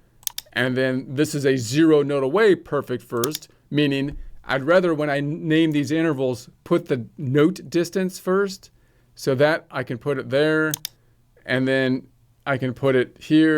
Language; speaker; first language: English; native; English